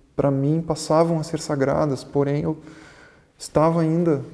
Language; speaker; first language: Portuguese; native; Portuguese